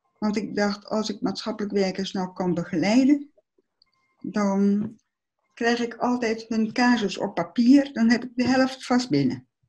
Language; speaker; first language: Dutch; early bilingual, other home language; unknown